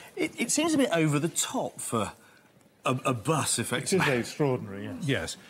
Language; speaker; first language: English; native; English